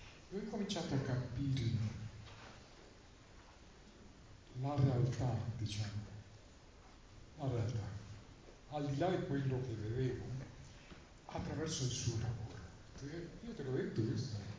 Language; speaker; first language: Italian; non-native, fluent; Spanish